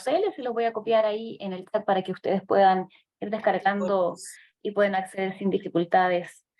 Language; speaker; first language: Spanish; native; Spanish